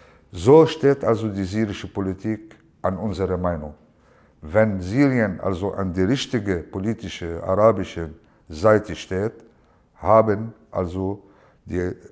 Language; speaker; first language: German; non-native, learner; Arabic